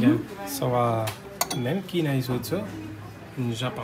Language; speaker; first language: Hungarian; non-native, learner; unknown